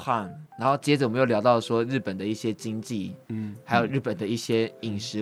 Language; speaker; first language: Chinese; native; Chinese